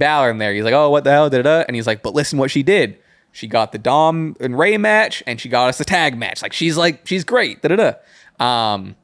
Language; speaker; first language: English; native; English